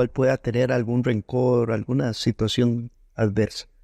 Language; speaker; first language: Spanish; native; Spanish